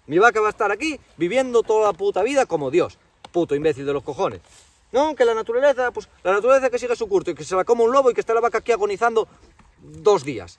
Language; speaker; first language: Spanish; native; Spanish